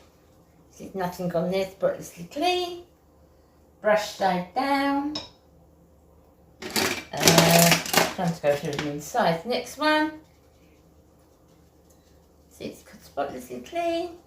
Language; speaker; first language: English; native; English